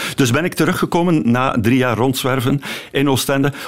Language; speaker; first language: Dutch; native; Dutch